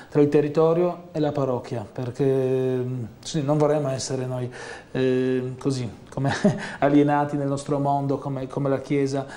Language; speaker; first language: Italian; non-native, fluent; Polish